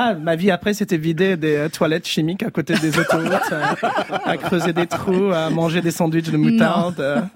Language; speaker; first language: French; early bilingual, other home language; English